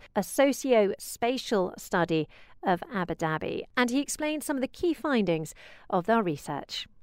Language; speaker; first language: English; native; English